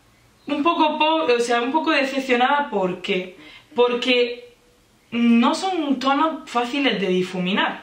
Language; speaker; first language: Spanish; native; Spanish